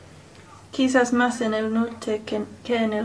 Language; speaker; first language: Spanish; non-native, learner; English